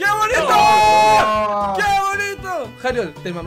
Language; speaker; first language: Spanish; native; Spanish